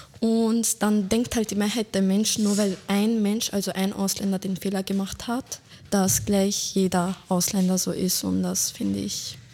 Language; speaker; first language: German; early bilingual, other home language; Bosnian